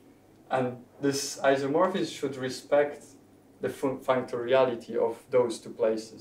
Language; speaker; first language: English; non-native, fluent; Polish